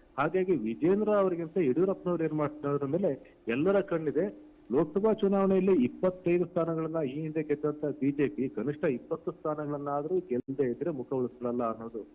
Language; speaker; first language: Kannada; native; Kannada